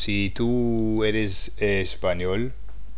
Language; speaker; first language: Spanish; non-native, fluent; English